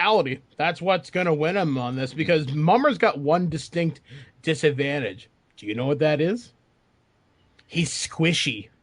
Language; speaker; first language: English; native; English